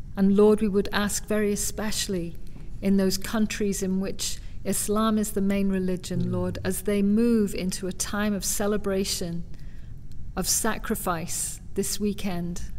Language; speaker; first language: English; native; English